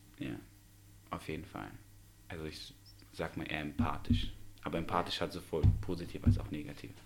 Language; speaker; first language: German; early bilingual, other home language; Russian